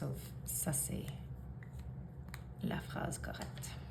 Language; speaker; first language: French; non-native, fluent; English